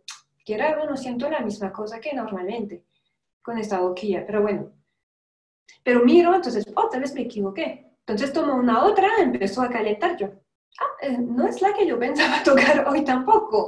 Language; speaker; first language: Spanish; non-native, fluent; French